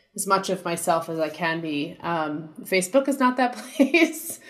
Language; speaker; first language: English; native; English